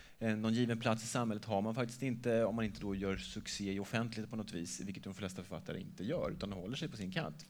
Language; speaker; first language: Swedish; native; Swedish